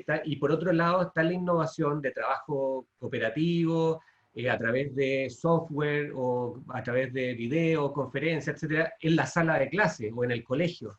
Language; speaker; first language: Spanish; native; Spanish